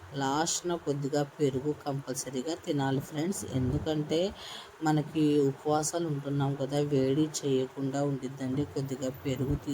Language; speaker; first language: Telugu; non-native, local second language; Urdu